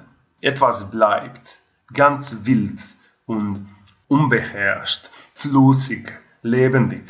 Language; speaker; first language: German; non-native, fluent; Croatian